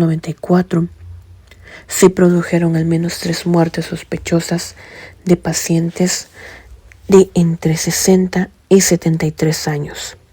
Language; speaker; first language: Spanish; native; Spanish